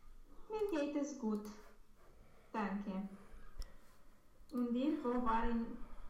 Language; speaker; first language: German; non-native, learner; Romanian